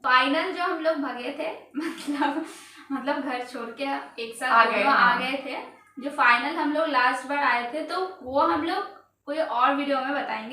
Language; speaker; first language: Hindi; non-native, local second language; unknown